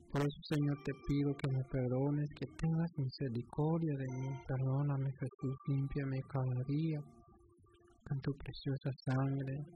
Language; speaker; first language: Spanish; native; Spanish